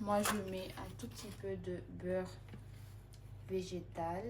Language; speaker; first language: French; non-native, local second language; Malagasy